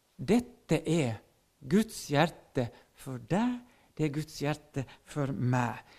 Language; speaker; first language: Norwegian; non-native, fluent; Finnish